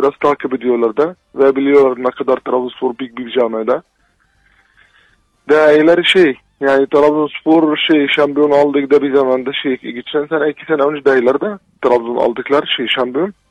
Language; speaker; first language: Turkish; non-native, learner; Arabic